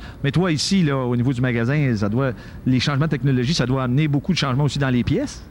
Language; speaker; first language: French; native; French